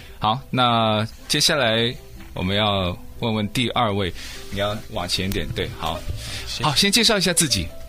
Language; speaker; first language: Chinese; native; Chinese